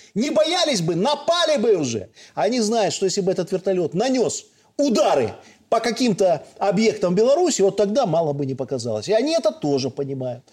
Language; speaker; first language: Russian; native; Russian